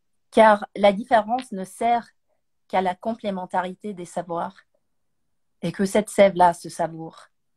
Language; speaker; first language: French; early bilingual, other home language; English